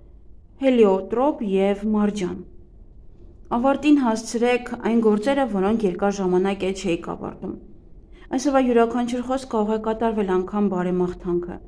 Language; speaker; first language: Armenian; native; Armenian